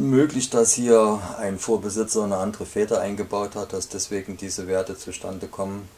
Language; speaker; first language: German; native; German